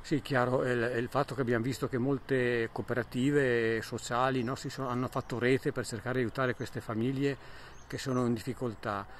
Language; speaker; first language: Italian; native; Italian